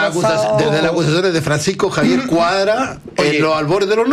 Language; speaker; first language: Spanish; native; Spanish